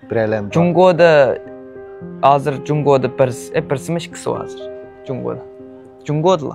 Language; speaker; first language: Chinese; non-native, local second language; Uyghur